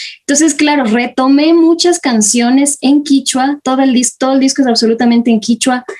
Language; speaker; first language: Spanish; non-native, local second language; Quechua